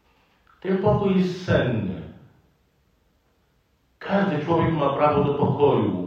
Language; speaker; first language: Polish; non-native, fluent; Arabic